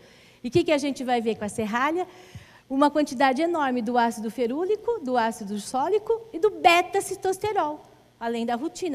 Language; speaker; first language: Portuguese; native; Portuguese